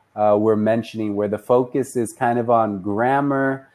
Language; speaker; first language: English; native; English